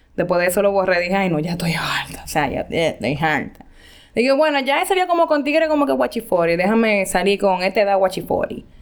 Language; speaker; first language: Spanish; native; Spanish